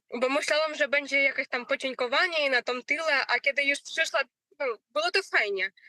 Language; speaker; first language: Polish; non-native, learner; Ukrainian